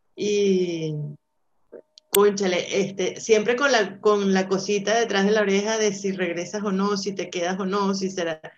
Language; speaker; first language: Spanish; native; Spanish